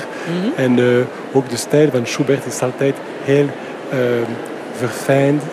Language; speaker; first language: Dutch; non-native, fluent; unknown